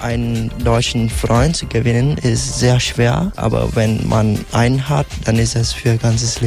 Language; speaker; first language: German; non-native, fluent; Vietnamese